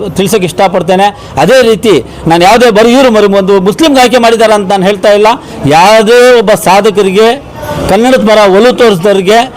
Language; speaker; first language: Kannada; non-native, local second language; Urdu